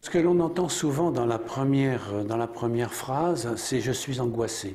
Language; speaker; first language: French; native; French